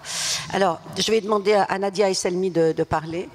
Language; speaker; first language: French; non-native, local second language; Arabic